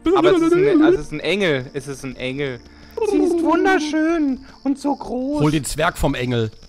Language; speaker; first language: German; native; German